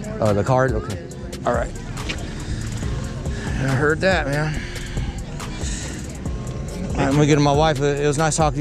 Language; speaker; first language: English; native; English